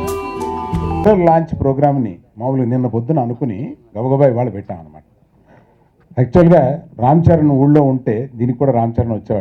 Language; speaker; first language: Telugu; native; Telugu